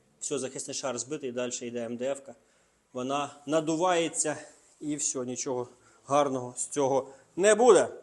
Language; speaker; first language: Ukrainian; non-native, local second language; Russian